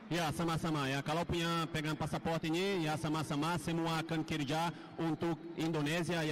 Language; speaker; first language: Indonesian; non-native, fluent; Portuguese